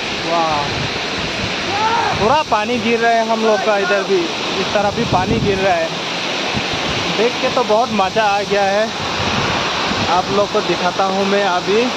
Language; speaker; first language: Hindi; non-native, local second language; Kok Borok